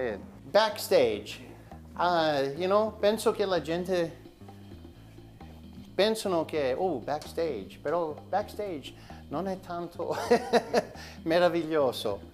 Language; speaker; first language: Italian; early bilingual, heritage; Italian